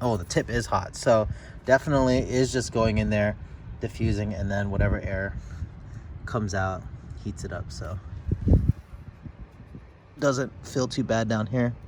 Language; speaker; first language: English; native; English